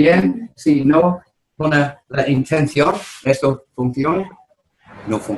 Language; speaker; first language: Spanish; non-native, learner; English